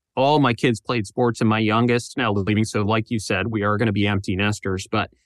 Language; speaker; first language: English; native; English